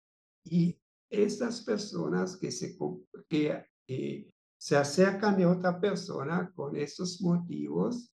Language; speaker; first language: Spanish; non-native, fluent; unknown